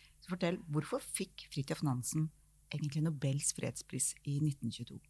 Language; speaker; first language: Norwegian; native; Norwegian